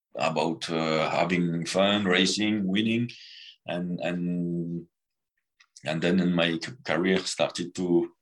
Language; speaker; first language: English; non-native, fluent; French